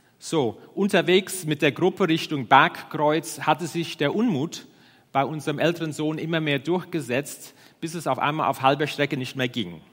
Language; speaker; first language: German; non-native, fluent; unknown